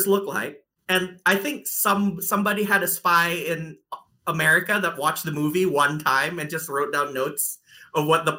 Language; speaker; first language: English; non-native, fluent; Indonesian